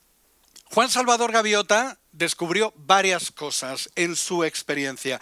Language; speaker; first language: Spanish; native; Spanish